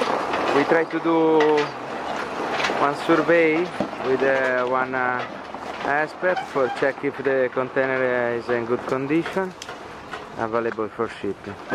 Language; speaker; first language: English; non-native, learner; Italian